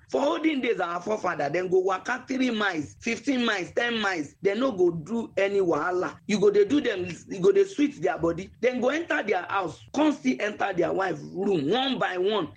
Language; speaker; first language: Nigerian Pidgin; non-native, local second language; Yoruba